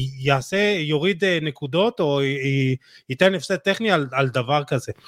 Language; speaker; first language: Hebrew; native; Hebrew